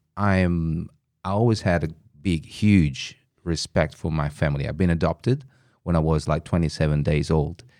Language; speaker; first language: English; non-native, fluent; Italian